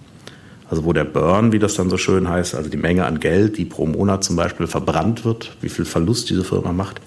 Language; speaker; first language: German; native; German